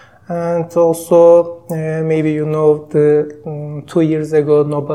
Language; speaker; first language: English; non-native, learner; Turkish